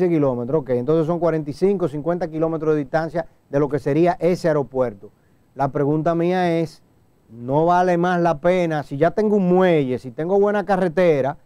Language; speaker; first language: Spanish; native; Spanish